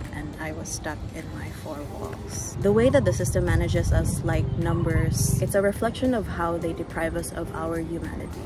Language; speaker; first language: English; non-native, local second language; Waray